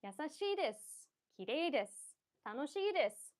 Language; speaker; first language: Japanese; non-native, learner; English